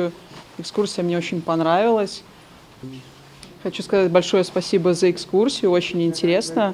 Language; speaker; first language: Russian; native; Russian